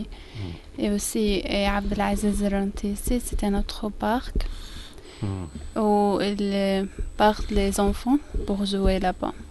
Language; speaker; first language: French; non-native, learner; Arabic